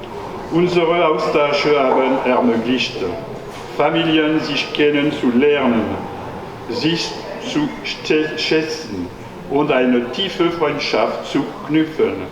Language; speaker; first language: German; non-native, learner; French